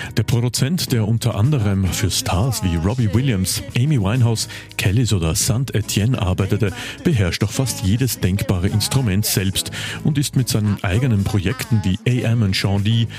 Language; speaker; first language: German; native; German